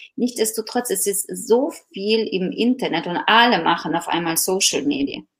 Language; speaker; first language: German; non-native, fluent; Ukrainian